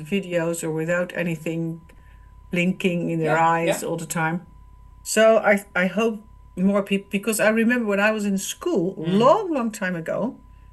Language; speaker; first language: English; non-native, fluent; Dutch